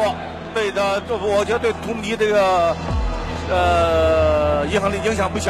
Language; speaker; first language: Chinese; native; Chinese